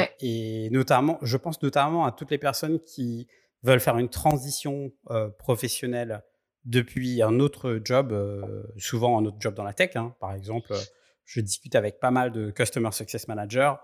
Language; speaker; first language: French; native; French